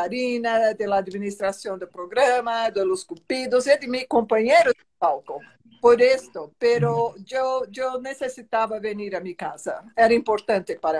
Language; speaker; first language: Spanish; non-native, fluent; Portuguese